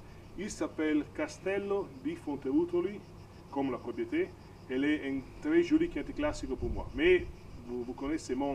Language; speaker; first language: French; non-native, fluent; Italian